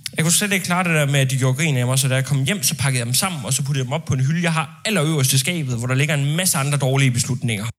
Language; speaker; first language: Danish; native; Danish